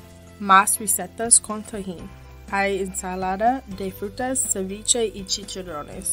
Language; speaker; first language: Spanish; non-native, learner; English